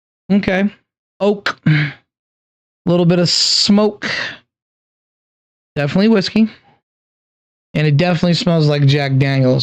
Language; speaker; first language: English; native; English